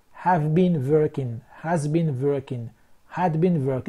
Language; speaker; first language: English; non-native, fluent; Azerbaijani